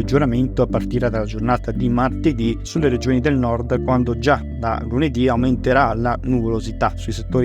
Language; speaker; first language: Italian; native; Italian